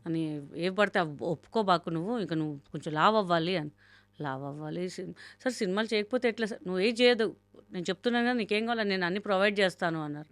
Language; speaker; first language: Telugu; non-native, local second language; Hindi